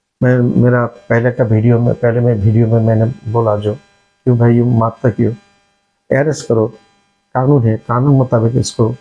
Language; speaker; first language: Hindi; non-native, learner; Bangla